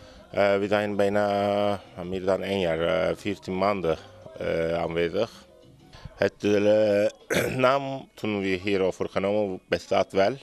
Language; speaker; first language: Dutch; non-native, learner; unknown